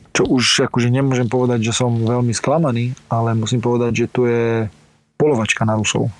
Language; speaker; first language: Slovak; early bilingual, other home language; Ukrainian